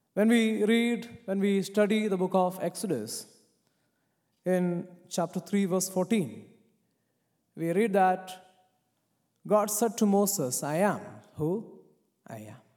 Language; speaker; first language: English; non-native, local second language; Malayalam